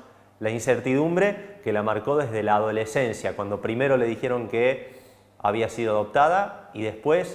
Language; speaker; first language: Spanish; native; Spanish